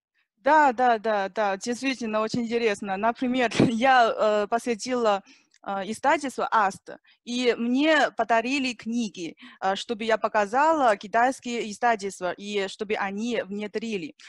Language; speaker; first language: Russian; non-native, learner; Chinese